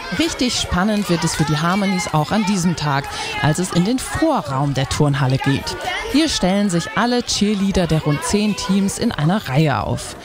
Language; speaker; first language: German; native; German